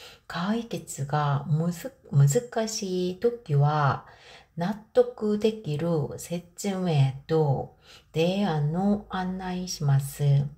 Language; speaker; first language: Japanese; non-native, fluent; Korean